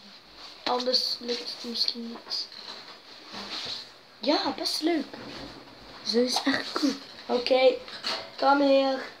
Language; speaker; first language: Dutch; non-native, local second language; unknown